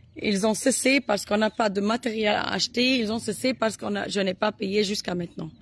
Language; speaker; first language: French; non-native, learner; Arabic